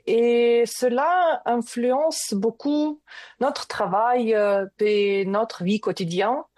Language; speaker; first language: French; non-native, learner; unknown